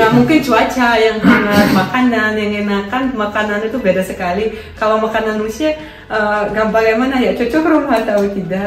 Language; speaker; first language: Indonesian; non-native, fluent; Russian